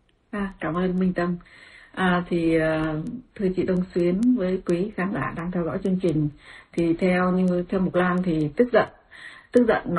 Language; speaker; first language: Vietnamese; native; Vietnamese